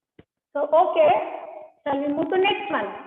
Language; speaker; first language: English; non-native, local second language; Kannada